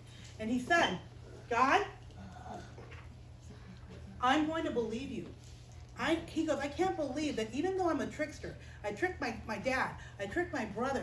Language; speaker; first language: English; native; English